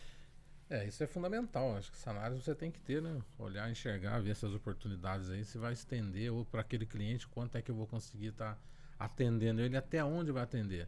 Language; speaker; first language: Portuguese; native; Portuguese